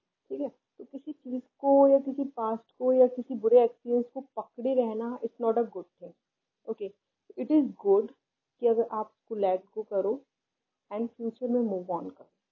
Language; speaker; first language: Hindi; native; Hindi